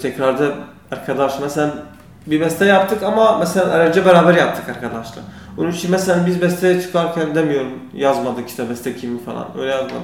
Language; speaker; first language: Turkish; non-native, learner; Kurdish